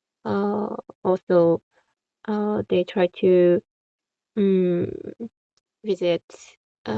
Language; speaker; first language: English; non-native, fluent; Korean